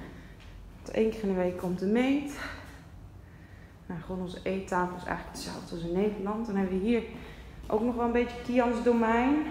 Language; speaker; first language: Dutch; native; Dutch